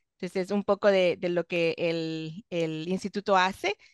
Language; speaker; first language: English; non-native, fluent; Spanish